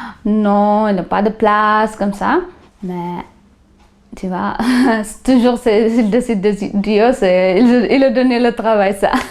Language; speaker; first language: French; non-native, learner; Tigrinya